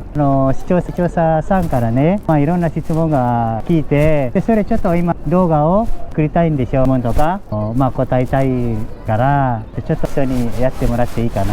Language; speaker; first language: Japanese; non-native, fluent; Indonesian